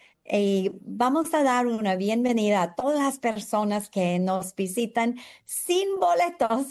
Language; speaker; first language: Spanish; non-native, fluent; English